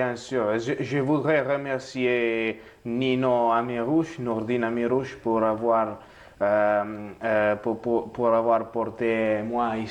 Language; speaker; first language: French; non-native, learner; Italian